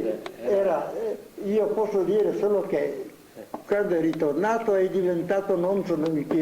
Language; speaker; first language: Italian; non-native, fluent; Slovenian